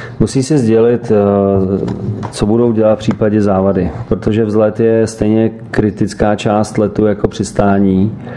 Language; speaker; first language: Czech; native; Czech